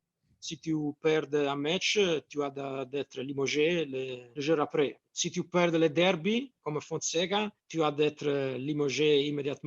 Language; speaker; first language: French; non-native, fluent; Italian